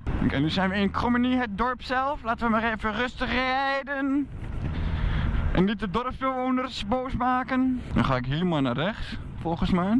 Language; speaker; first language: Dutch; native; Dutch